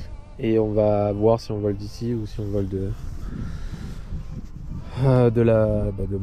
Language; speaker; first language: French; native; French